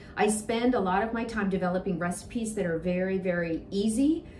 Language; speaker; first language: English; native; English